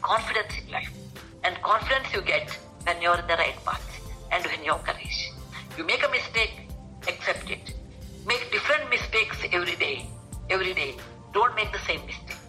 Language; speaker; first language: English; non-native, local second language; Kannada